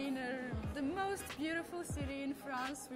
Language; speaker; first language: English; non-native, fluent; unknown